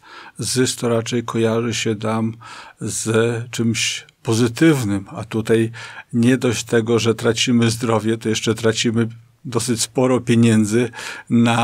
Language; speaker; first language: Polish; native; Polish